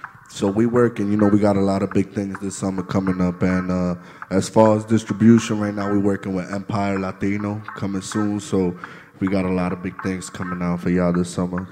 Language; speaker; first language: English; early bilingual, other home language; Spanish